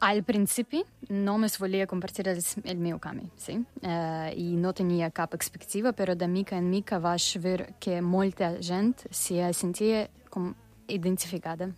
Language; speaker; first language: Catalan; non-native, learner; Russian